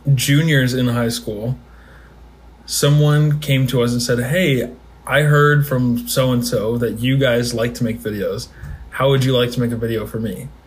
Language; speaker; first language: English; native; English